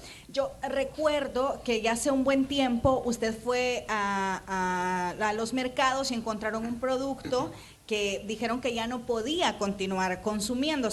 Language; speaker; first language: Spanish; native; Spanish